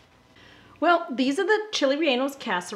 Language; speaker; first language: English; native; English